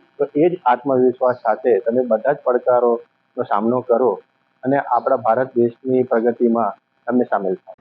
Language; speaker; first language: Gujarati; native; Gujarati